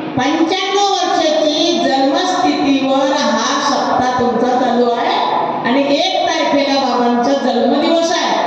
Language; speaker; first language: Marathi; non-native, local second language; Rajasthani